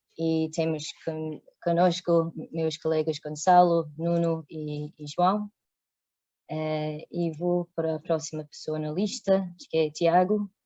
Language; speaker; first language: Portuguese; non-native, fluent; English